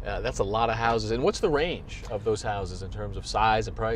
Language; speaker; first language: English; native; English